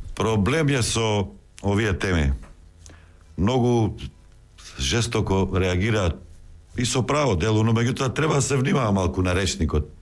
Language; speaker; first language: Macedonian; native; Macedonian